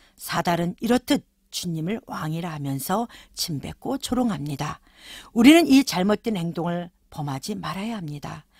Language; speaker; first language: Korean; native; Korean